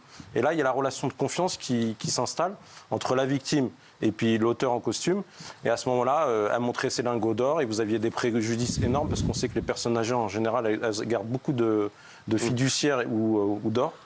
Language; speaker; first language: French; native; French